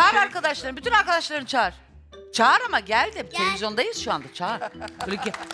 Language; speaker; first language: Turkish; native; Turkish